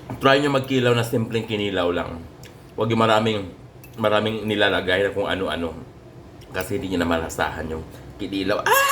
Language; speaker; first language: Filipino; non-native, local second language; Cebuano